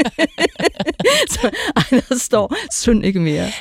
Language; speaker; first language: Danish; non-native, local second language; Faroese